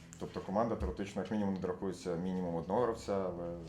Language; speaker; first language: Ukrainian; native; Ukrainian